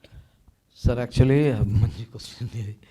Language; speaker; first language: Telugu; non-native, local second language; Malayalam